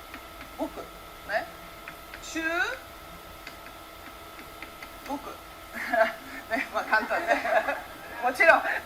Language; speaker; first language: Japanese; early bilingual, heritage; Japanese